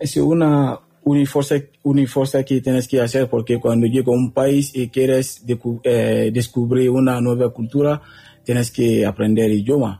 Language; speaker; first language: Spanish; non-native, learner; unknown